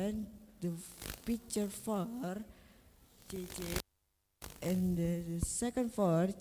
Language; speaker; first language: English; non-native, learner; Indonesian